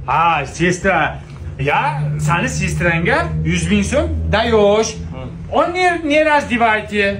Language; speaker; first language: Russian; non-native, learner; Uzbek